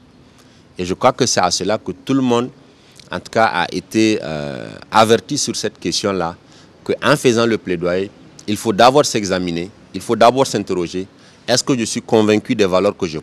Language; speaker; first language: French; native; French